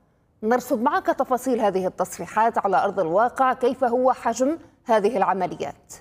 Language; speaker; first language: Arabic; native; Arabic